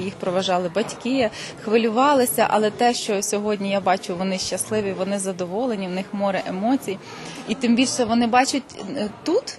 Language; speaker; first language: Ukrainian; native; Ukrainian